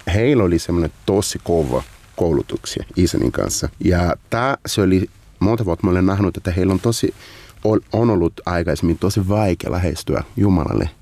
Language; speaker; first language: Finnish; non-native, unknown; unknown